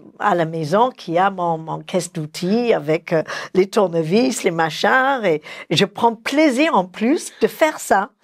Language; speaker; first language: French; non-native, fluent; English